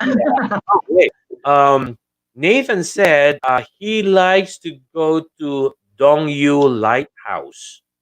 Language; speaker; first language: English; non-native, local second language; Filipino